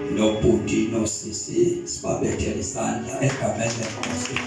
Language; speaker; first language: Zulu; non-native, local second language; Xhosa